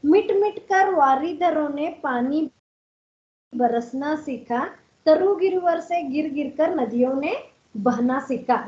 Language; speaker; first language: Hindi; non-native, local second language; Kannada